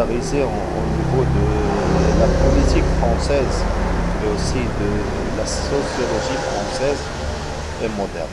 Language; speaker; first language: French; non-native, local second language; Arabic